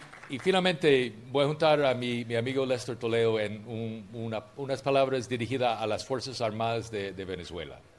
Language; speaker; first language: Spanish; non-native, fluent; English